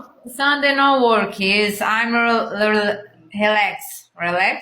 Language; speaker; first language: English; non-native, learner; Portuguese